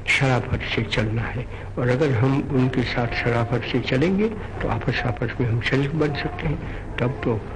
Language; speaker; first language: Hindi; non-native, local second language; Gujarati